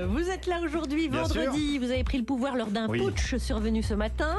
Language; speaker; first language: French; native; French